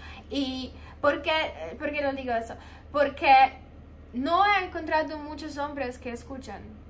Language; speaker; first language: Spanish; non-native, fluent; Polish